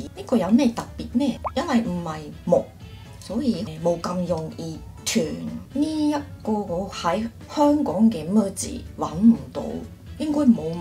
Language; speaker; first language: Cantonese; non-native, fluent; Japanese